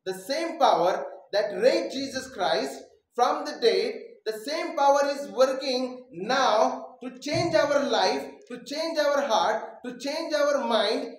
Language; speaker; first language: English; non-native, local second language; Marathi